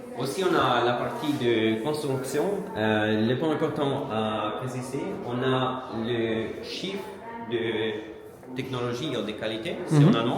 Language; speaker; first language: French; non-native, learner; Italian